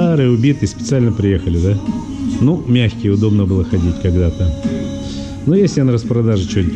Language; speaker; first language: Russian; native; Russian